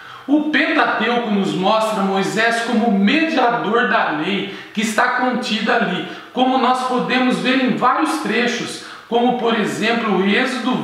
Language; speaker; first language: Portuguese; native; Portuguese